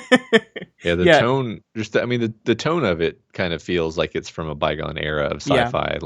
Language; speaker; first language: English; native; English